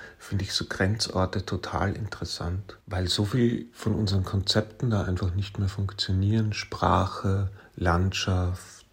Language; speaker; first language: German; native; German